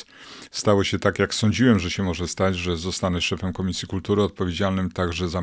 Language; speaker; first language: Polish; native; Polish